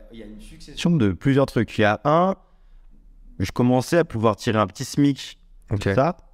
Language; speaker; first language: French; native; French